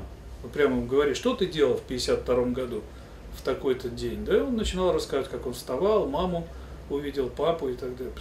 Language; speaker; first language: Russian; native; Russian